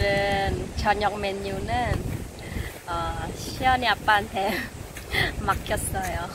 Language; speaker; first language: Korean; non-native, local second language; Khmer